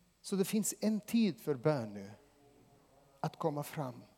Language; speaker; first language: Swedish; non-native, fluent; Arabic